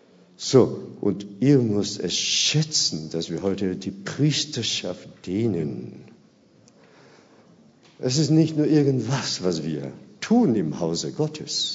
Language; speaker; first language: German; non-native, fluent; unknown